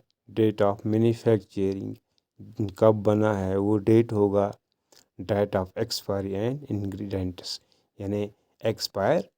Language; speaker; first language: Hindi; non-native, local second language; Kashmiri